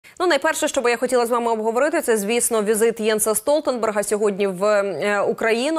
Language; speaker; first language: Ukrainian; native; Ukrainian